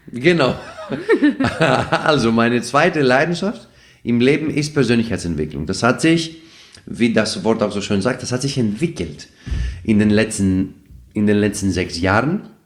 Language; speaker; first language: German; non-native, fluent; Greek